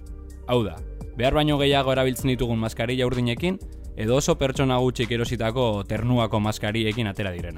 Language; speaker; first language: Basque; native; Basque